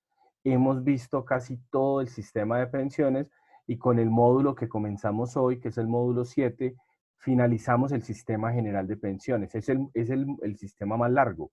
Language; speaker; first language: Spanish; native; Spanish